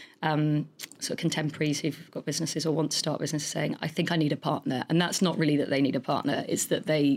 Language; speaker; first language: English; native; English